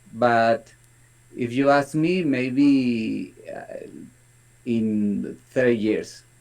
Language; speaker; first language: English; non-native, learner; Spanish